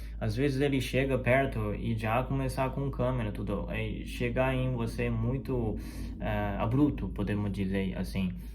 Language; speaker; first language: Portuguese; non-native, fluent; Chinese